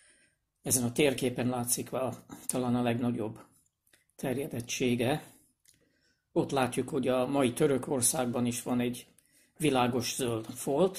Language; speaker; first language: Hungarian; non-native, fluent; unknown